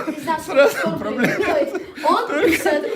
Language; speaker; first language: Russian; non-native, local second language; Chechen